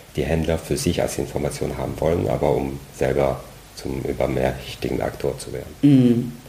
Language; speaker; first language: German; non-native, fluent; French